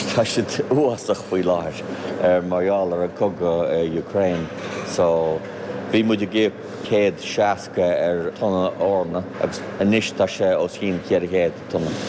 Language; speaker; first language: Irish; native; Irish